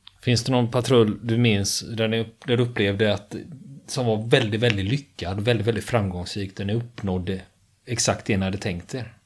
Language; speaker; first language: Swedish; native; Swedish